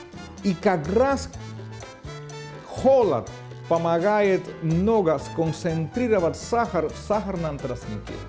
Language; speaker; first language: Russian; non-native, fluent; Spanish